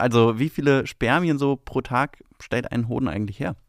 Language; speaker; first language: German; native; German